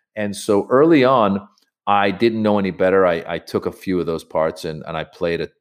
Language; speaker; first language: English; native; English